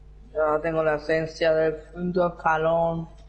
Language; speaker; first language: Spanish; native; Spanish